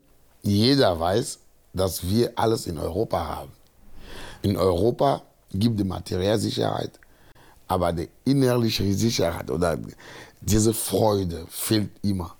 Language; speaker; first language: German; non-native, fluent; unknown